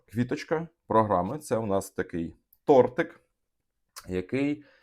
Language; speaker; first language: Ukrainian; non-native, local second language; Russian